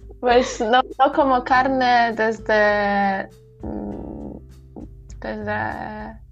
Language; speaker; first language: Spanish; non-native, learner; Polish